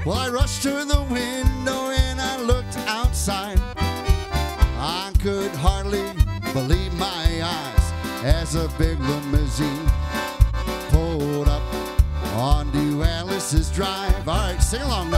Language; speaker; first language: English; native; English